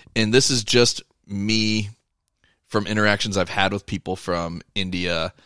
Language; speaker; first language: English; native; English